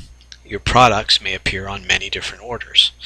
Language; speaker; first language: English; native; English